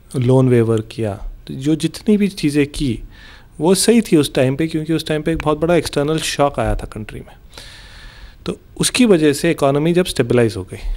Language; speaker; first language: Hindi; non-native, local second language; Gujarati